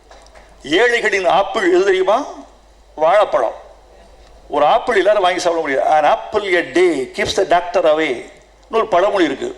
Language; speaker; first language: Tamil; native; Tamil